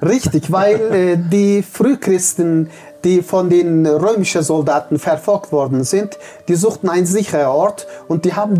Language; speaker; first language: German; non-native, fluent; Turkish